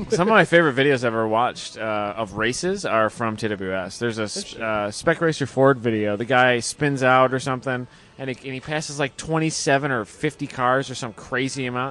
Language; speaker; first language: English; native; English